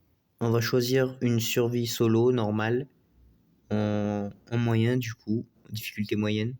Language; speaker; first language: French; native; French